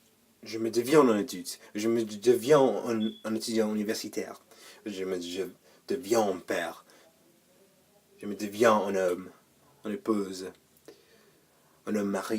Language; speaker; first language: French; non-native, learner; English